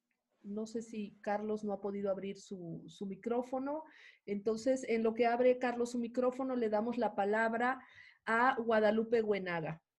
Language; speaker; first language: Spanish; native; Spanish